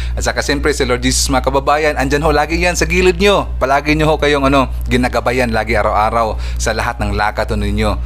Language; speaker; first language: Filipino; non-native, local second language; Cebuano